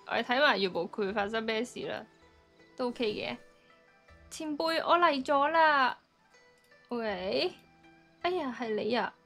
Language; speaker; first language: Cantonese; early bilingual, heritage; Cantonese